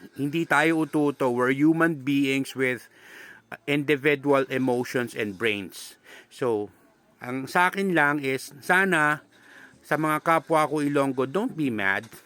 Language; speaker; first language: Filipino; non-native, local second language; Hiligaynon